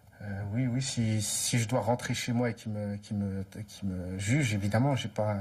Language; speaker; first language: French; native; French